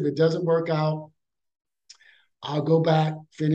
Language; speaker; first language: English; native; English